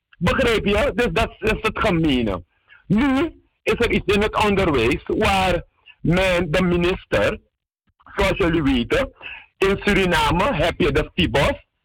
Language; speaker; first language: Dutch; native; Dutch